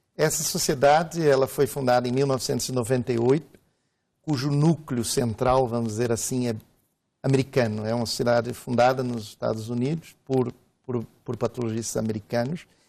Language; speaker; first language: Portuguese; native; Portuguese